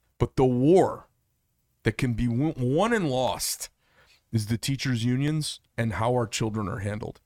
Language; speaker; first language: English; native; English